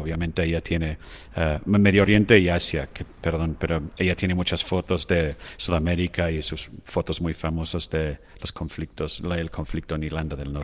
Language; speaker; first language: Spanish; non-native, fluent; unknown